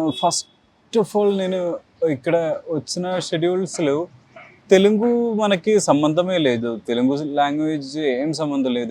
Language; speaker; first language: Telugu; non-native, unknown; Malayalam